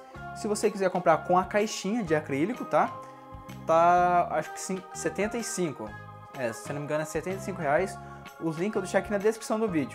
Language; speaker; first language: Portuguese; native; Portuguese